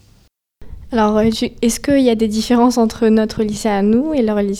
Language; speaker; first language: French; native; French